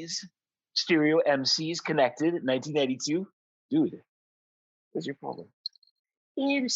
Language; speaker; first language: English; native; English